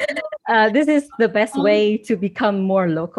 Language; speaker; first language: English; non-native, fluent; Vietnamese